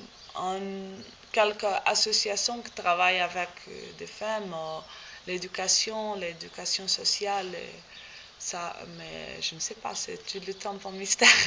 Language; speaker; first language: French; non-native, learner; Portuguese